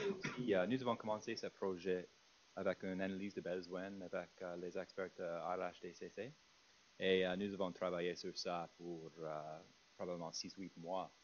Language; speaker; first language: French; non-native, fluent; English